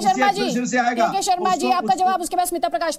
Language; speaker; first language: Hindi; native; Hindi